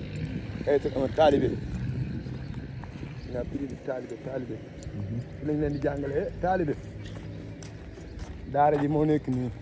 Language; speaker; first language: French; non-native, local second language; Wolof